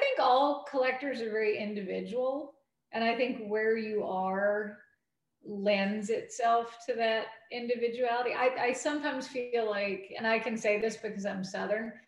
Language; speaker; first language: English; native; English